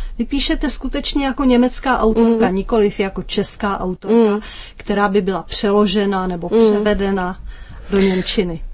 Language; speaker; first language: Czech; native; Czech